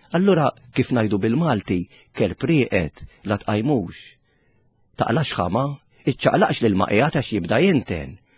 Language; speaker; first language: Maltese; native; Maltese